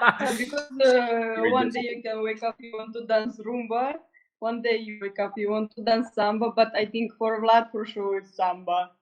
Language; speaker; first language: English; non-native, learner; Russian